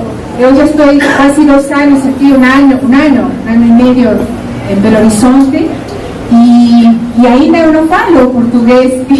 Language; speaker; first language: Portuguese; non-native, learner; Spanish